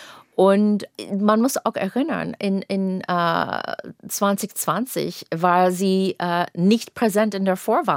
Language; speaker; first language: German; non-native, fluent; English